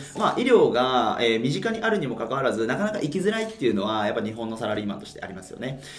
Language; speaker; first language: Japanese; native; Japanese